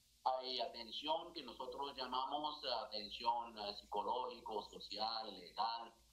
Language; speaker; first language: Spanish; non-native, fluent; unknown